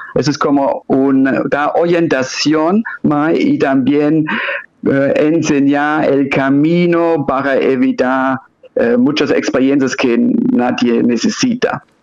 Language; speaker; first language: Spanish; non-native, fluent; German